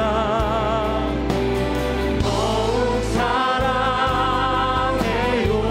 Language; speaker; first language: Korean; native; Korean